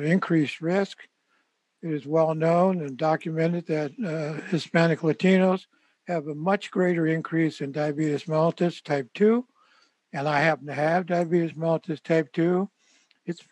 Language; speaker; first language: English; native; English